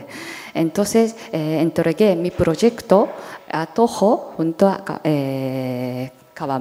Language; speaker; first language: Spanish; non-native, fluent; Japanese